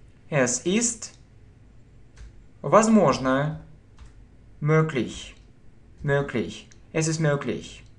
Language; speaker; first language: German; non-native, fluent; Russian